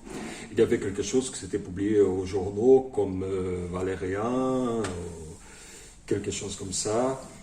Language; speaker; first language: French; non-native, fluent; Portuguese